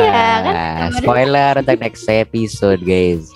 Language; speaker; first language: Indonesian; native; Indonesian